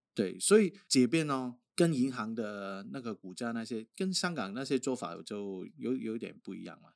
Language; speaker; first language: Chinese; non-native, local second language; Cantonese